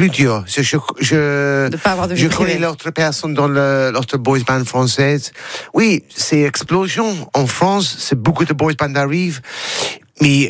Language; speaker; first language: French; non-native, learner; English